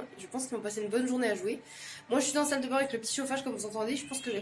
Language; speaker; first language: French; native; French